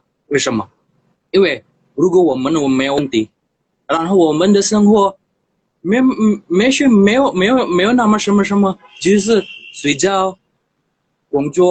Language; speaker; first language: Chinese; non-native, learner; Indonesian